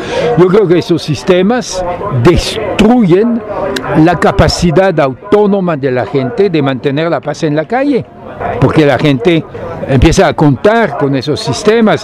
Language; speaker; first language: Spanish; non-native, fluent; French